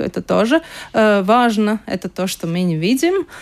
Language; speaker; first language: Russian; non-native, local second language; Latvian